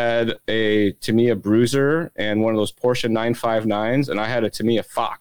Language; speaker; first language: English; native; English